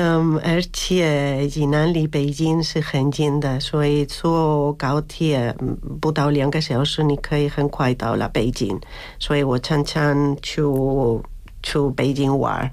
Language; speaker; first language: Chinese; non-native, learner; Spanish